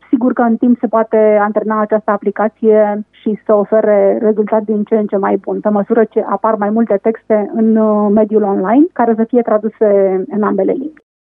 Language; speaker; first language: Romanian; non-native, local second language; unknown